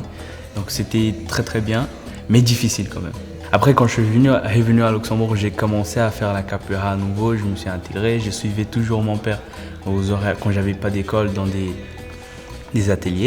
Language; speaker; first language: French; early bilingual, other home language; Portuguese